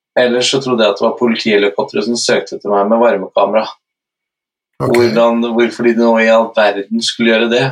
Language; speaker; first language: Norwegian; native; Norwegian